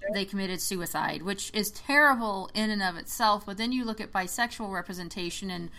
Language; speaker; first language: English; native; English